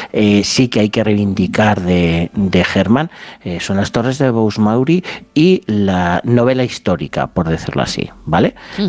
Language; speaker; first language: Spanish; native; Spanish